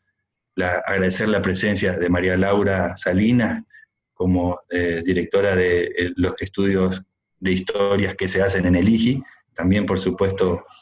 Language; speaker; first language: Spanish; native; Spanish